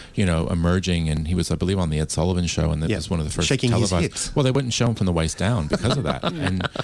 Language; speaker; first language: English; native; English